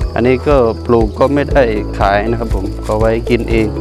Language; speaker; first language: Thai; non-native, local second language; Northern Khmer